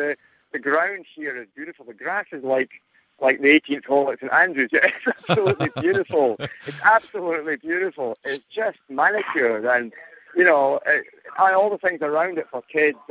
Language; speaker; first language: English; native; English